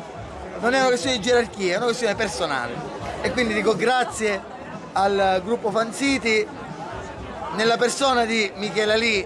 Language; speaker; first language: Italian; native; Italian